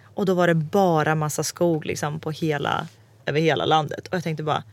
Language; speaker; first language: Swedish; early bilingual, other home language; Croatian